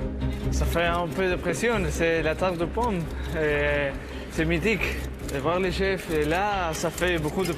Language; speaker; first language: French; non-native, learner; Spanish